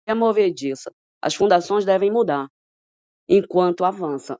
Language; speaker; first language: Portuguese; native; Portuguese